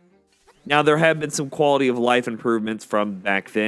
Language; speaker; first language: English; native; English